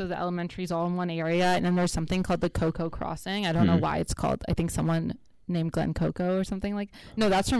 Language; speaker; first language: English; non-native, fluent; Hebrew